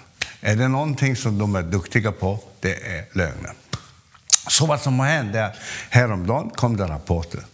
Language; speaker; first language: Swedish; non-native, fluent; Cantonese